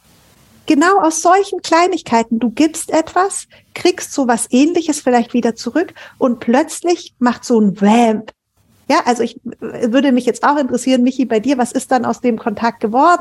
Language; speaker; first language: German; native; German